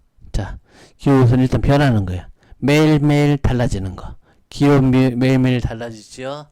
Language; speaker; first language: Korean; native; Korean